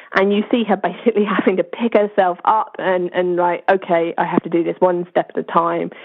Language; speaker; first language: English; native; English